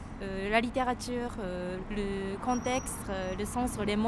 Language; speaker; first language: French; non-native, fluent; Japanese